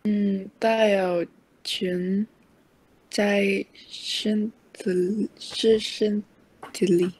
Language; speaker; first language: Chinese; non-native, learner; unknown